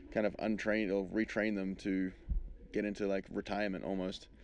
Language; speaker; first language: English; native; English